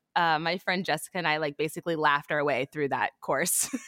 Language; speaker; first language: English; native; English